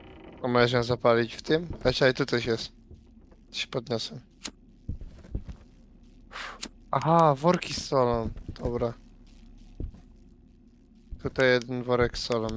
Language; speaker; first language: Polish; native; Polish